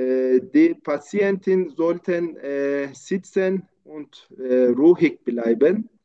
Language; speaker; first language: German; non-native, learner; Turkish